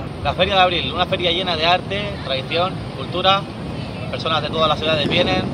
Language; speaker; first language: Spanish; native; Spanish